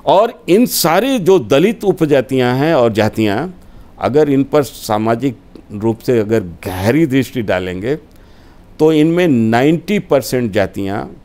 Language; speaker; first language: Hindi; native; Hindi